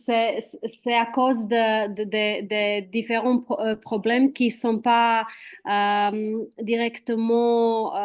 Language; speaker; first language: French; non-native, fluent; Croatian